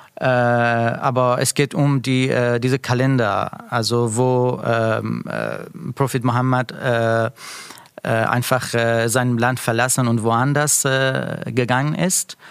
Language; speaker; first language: German; non-native, learner; Persian